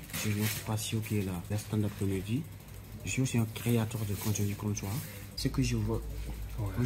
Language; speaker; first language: French; non-native, local second language; Wolof